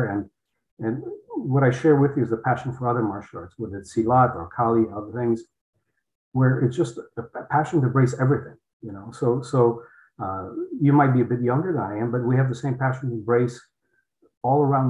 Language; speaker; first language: English; non-native, fluent; Polish